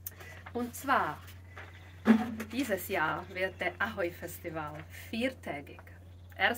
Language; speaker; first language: German; non-native, fluent; Czech